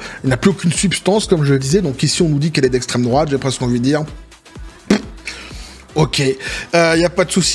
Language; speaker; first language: French; native; French